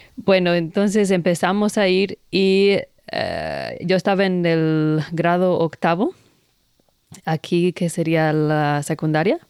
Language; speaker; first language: Spanish; non-native, fluent; English